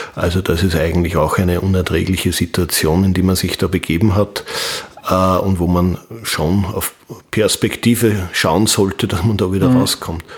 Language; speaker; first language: German; native; German